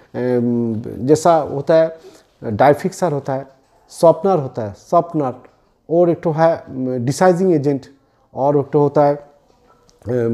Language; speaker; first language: Hindi; non-native, local second language; Bangla